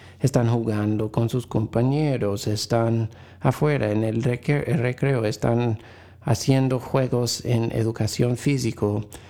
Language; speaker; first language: Spanish; non-native, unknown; English